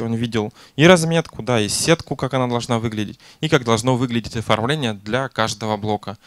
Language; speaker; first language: Russian; native; Russian